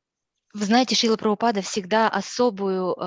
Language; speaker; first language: Russian; native; Russian